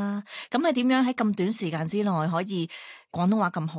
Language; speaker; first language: Cantonese; native; Cantonese